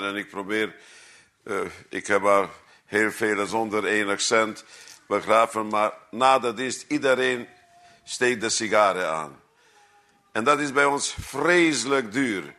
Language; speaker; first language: Dutch; non-native, fluent; Hungarian